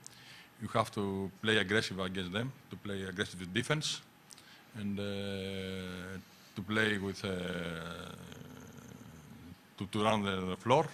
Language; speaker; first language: English; non-native, learner; Greek